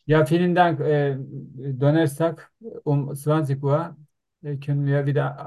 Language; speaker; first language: German; non-native, learner; Turkish